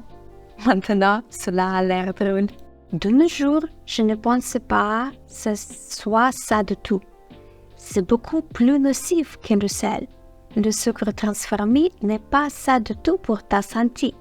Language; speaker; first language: French; non-native, fluent; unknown